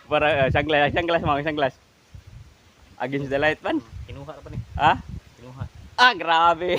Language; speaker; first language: Filipino; native; Filipino